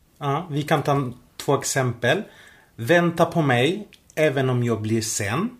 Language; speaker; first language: Swedish; non-native, fluent; Spanish